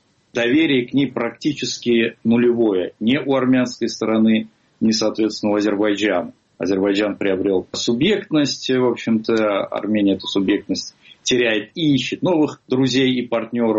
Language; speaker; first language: Russian; native; Russian